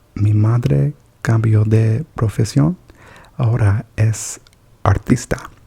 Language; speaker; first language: Spanish; non-native, learner; English